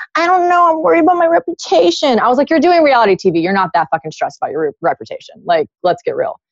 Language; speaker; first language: English; native; English